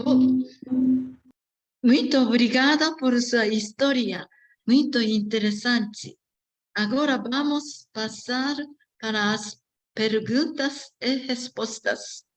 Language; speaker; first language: Portuguese; non-native, learner; Japanese